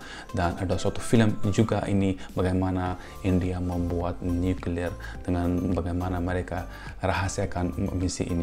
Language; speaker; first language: Indonesian; non-native, fluent; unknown